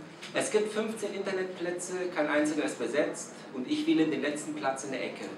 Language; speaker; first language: German; non-native, fluent; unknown